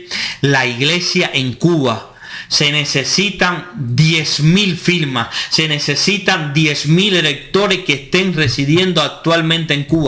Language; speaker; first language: Spanish; native; Spanish